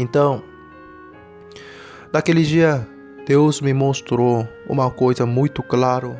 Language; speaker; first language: Portuguese; non-native, learner; Korean